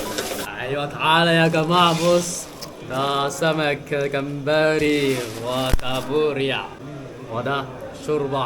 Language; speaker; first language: Arabic; non-native, fluent; Chinese